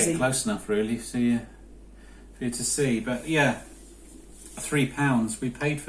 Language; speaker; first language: English; native; English